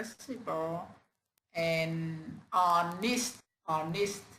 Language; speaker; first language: English; non-native, learner; Vietnamese